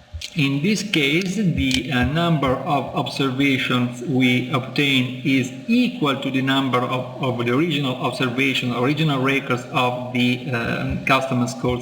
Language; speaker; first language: English; non-native, fluent; Italian